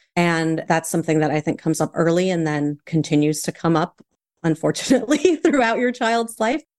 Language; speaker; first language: English; native; English